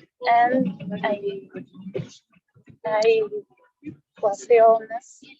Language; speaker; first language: English; non-native, learner; Spanish